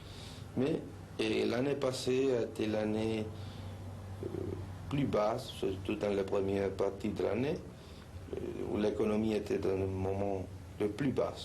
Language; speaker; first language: French; non-native, fluent; Spanish